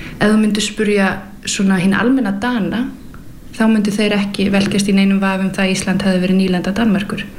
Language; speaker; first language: Icelandic; early bilingual, heritage; Icelandic